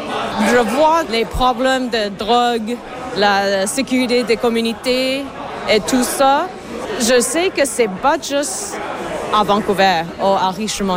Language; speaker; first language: French; non-native, fluent; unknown